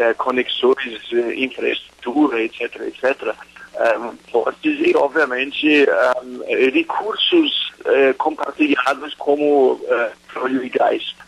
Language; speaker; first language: Portuguese; non-native, fluent; German